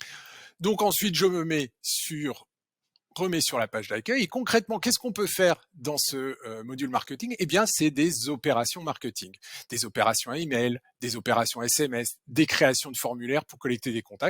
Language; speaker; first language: French; native; French